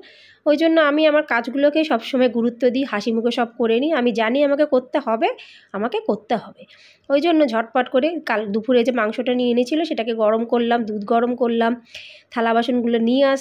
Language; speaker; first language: Bangla; native; Bangla